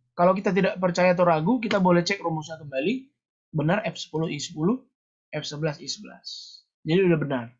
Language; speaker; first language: Indonesian; native; Indonesian